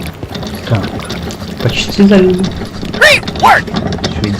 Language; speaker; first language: Russian; native; Russian